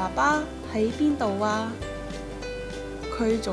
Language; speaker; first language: Cantonese; early bilingual, heritage; Cantonese